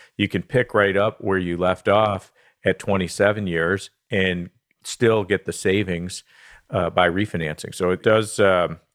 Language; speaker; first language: English; native; English